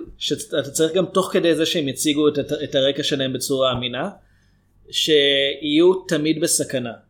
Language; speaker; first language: Hebrew; native; Hebrew